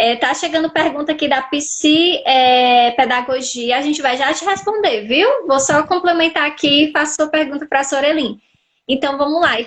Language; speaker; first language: Portuguese; native; Portuguese